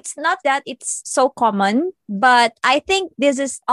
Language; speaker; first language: English; non-native, local second language; Filipino